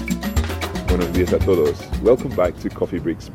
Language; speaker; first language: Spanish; non-native, fluent; English